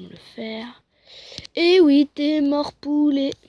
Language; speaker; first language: French; native; French